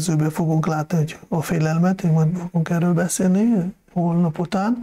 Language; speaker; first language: Hungarian; non-native, fluent; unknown